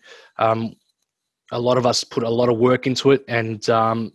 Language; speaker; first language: English; native; English